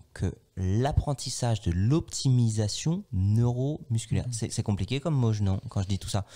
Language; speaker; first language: French; native; French